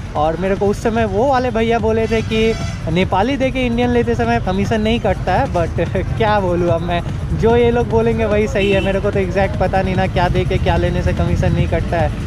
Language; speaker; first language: Hindi; native; Hindi